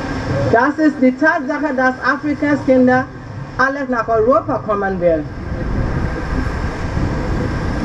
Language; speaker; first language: German; non-native, learner; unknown